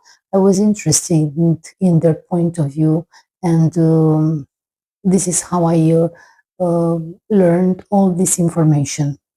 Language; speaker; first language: English; non-native, fluent; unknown